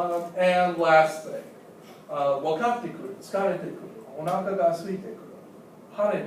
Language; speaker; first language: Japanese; non-native, fluent; English